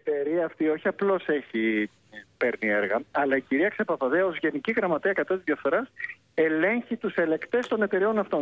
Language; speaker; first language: Greek; native; Greek